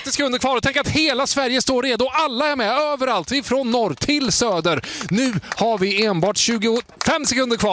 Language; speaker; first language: Swedish; native; Swedish